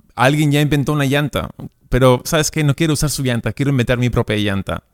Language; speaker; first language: Spanish; native; Spanish